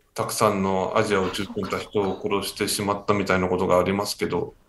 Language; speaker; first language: Japanese; native; Japanese